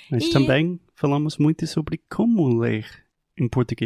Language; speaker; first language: Portuguese; non-native, fluent; English